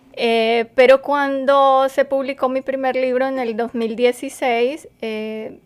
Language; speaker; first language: Spanish; native; Spanish